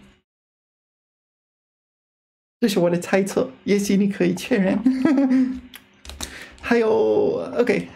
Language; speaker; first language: Chinese; non-native, fluent; English